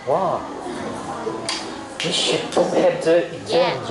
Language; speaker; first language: English; non-native, learner; Chinese